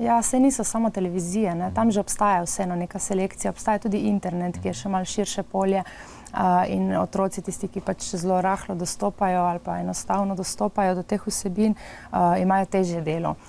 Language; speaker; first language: Slovenian; native; Slovenian